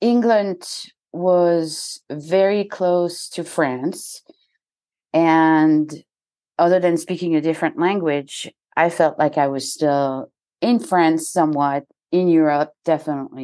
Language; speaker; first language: English; non-native, fluent; French